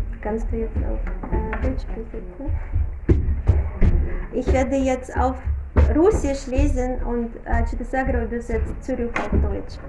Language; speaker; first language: German; non-native, fluent; Russian